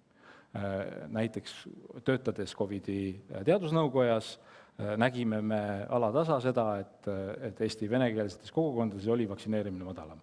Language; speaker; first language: Estonian; native; Estonian